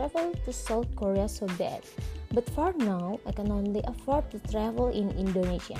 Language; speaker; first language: English; non-native, learner; Indonesian